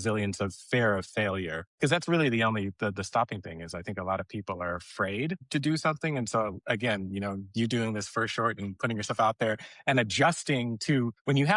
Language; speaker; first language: English; native; English